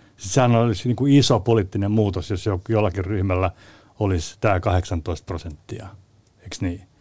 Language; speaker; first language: Finnish; native; Finnish